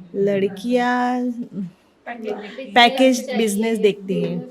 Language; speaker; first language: Hindi; non-native, local second language; Marathi